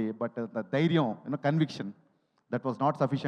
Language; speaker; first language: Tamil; non-native, local second language; Telugu